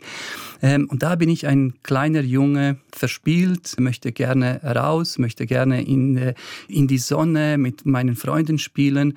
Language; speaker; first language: German; early bilingual, other home language; Bosnian